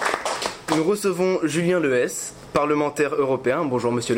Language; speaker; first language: French; native; French